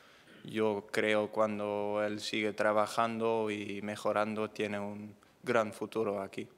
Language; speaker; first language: Spanish; non-native, fluent; Dutch